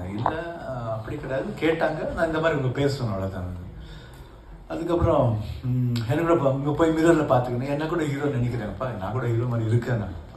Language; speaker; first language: Tamil; non-native, local second language; Kannada